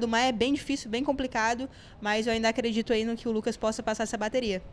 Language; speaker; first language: Portuguese; native; Portuguese